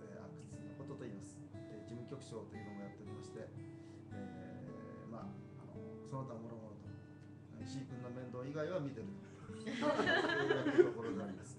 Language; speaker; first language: Japanese; native; Japanese